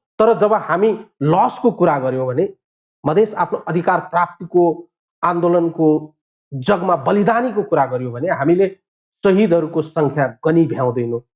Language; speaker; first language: Nepali; non-native, local second language; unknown